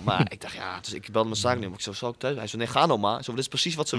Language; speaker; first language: Dutch; native; Dutch